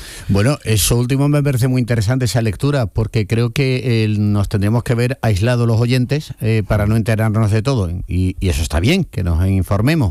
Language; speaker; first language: Spanish; native; Spanish